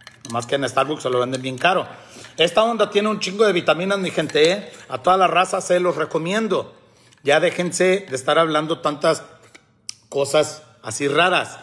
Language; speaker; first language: Spanish; early bilingual, heritage; Spanish